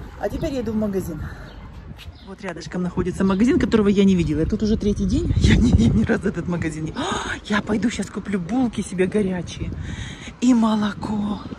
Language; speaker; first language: Russian; native; Russian